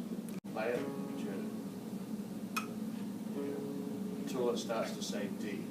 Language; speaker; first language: English; native; English